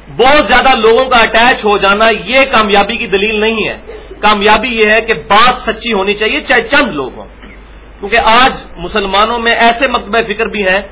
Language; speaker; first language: Urdu; non-native, local second language; Punjabi